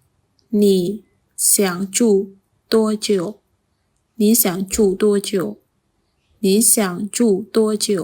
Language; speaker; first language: Chinese; non-native, fluent; Khmer